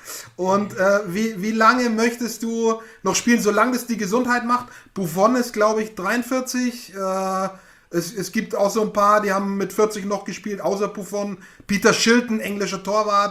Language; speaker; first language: German; native; German